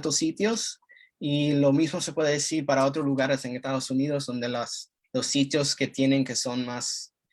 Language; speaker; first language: Spanish; early bilingual, heritage; Spanish